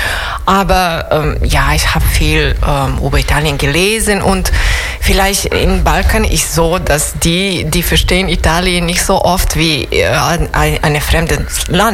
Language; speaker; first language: German; non-native, fluent; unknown